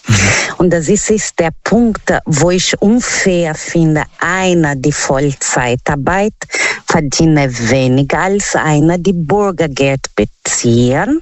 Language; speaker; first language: German; non-native, fluent; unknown